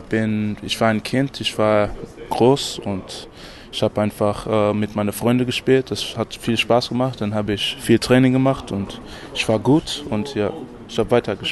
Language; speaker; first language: German; non-native, fluent; English